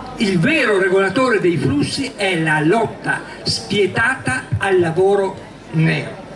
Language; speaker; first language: Italian; native; Italian